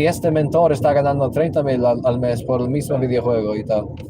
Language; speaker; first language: Spanish; non-native, local second language; English